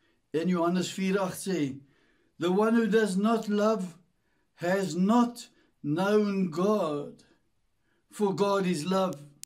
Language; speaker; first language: English; non-native, local second language; Afrikaans